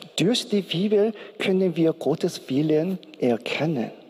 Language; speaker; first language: German; non-native, learner; Korean